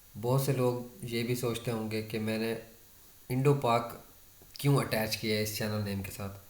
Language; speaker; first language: Urdu; non-native, local second language; Saraiki